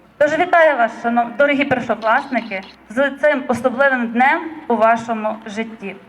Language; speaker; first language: Ukrainian; native; Ukrainian